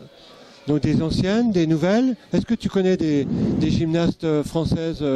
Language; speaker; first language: French; native; French